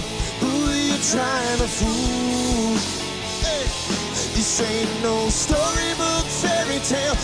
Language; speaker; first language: English; native; English